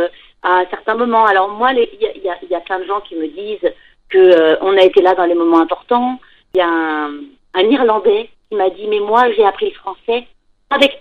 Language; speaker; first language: French; native; French